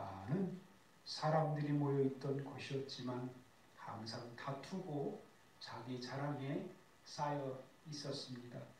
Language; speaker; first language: Korean; native; Korean